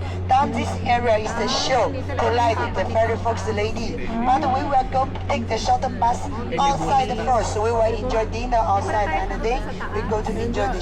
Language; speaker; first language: English; non-native, learner; Chinese